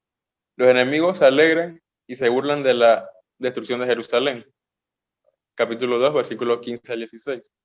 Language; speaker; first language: Spanish; native; Spanish